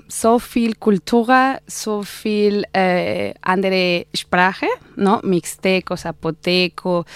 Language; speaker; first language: German; non-native, learner; Spanish